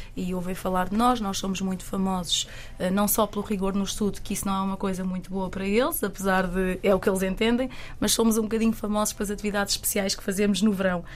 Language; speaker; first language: Portuguese; native; Portuguese